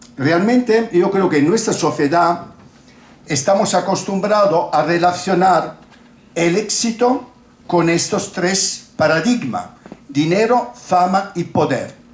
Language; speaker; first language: Spanish; non-native, fluent; Italian